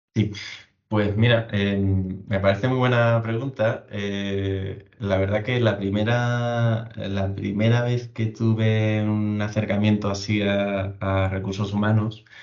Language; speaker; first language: Spanish; native; Spanish